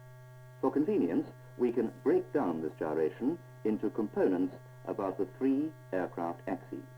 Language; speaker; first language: English; native; English